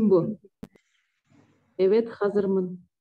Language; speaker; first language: Turkish; non-native, learner; Kyrgyz